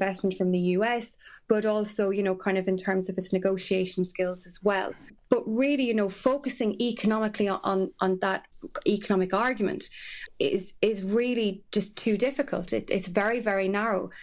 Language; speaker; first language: English; native; English